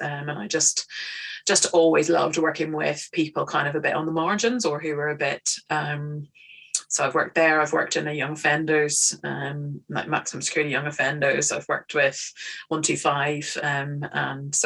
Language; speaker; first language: English; native; English